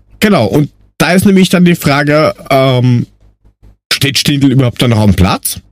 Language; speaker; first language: German; native; German